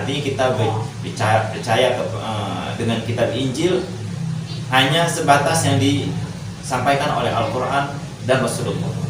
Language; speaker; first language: Indonesian; native; Indonesian